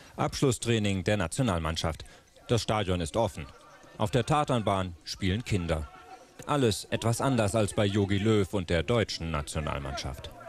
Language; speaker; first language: German; native; German